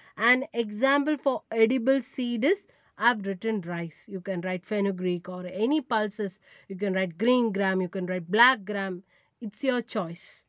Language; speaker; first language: English; non-native, local second language; Tamil